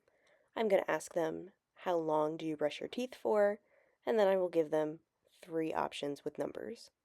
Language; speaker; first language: English; native; English